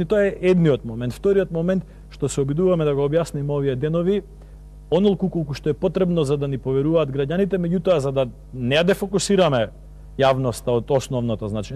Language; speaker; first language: Macedonian; native; Macedonian